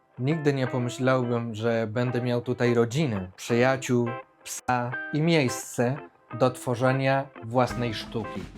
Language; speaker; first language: Polish; non-native, fluent; Spanish